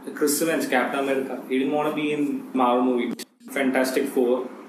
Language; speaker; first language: English; non-native, local second language; Malayalam